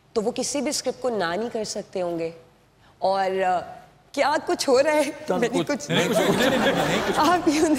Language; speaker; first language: Urdu; native; Urdu